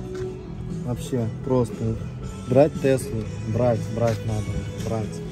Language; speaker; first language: Russian; native; Russian